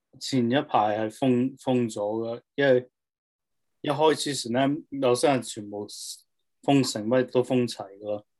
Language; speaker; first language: Cantonese; early bilingual, heritage; Cantonese